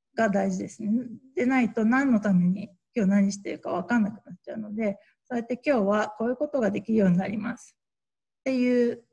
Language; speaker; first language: Japanese; native; Japanese